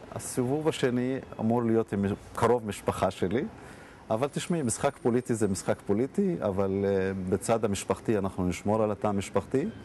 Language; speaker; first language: Hebrew; non-native, local second language; Arabic